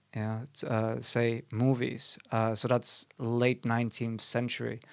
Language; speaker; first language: English; non-native, fluent; German